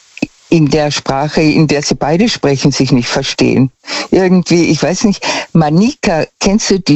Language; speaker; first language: German; native; German